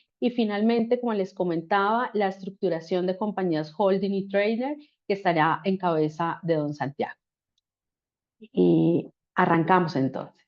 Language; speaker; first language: Spanish; native; Spanish